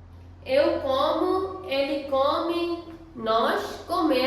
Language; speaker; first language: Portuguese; non-native, fluent; Hindi